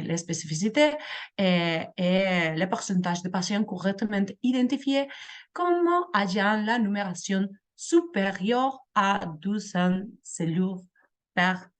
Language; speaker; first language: French; non-native, learner; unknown